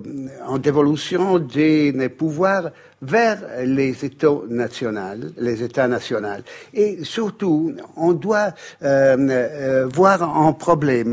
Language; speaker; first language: French; non-native, fluent; Italian